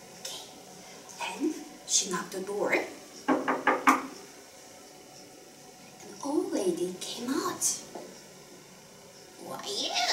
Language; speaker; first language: English; non-native, fluent; Korean